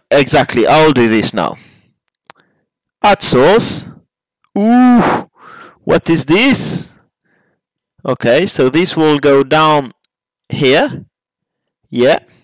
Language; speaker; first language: English; non-native, fluent; French